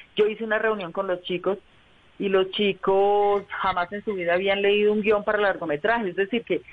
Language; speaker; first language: Spanish; native; Spanish